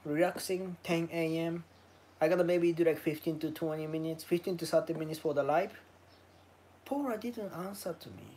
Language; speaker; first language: English; non-native, learner; Japanese